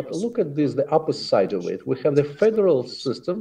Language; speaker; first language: English; non-native, fluent; Russian